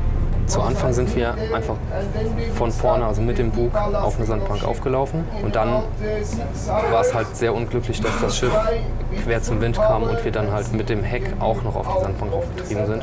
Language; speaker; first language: German; native; German